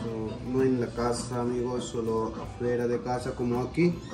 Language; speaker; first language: Spanish; non-native, learner; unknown